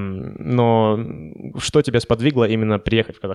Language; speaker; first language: Russian; native; Russian